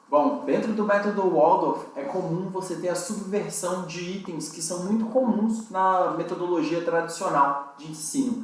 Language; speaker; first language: Portuguese; native; Portuguese